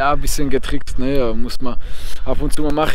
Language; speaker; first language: German; non-native, fluent; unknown